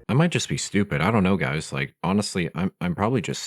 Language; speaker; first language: English; native; English